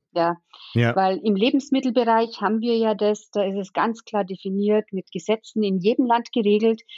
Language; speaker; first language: German; native; German